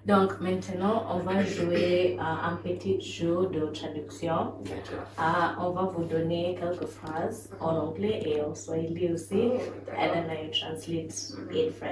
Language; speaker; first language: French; non-native, fluent; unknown